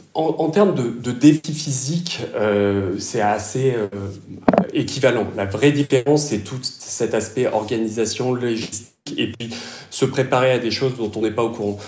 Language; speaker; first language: French; native; French